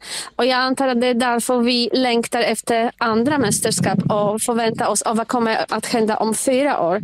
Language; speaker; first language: Swedish; non-native, fluent; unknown